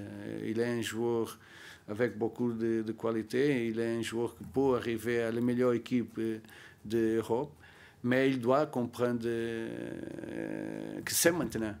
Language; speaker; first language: French; non-native, learner; Portuguese